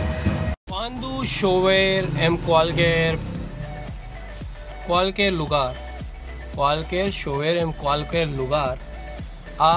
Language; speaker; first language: Portuguese; non-native, learner; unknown